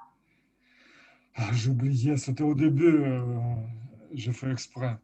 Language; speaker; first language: French; non-native, fluent; Lithuanian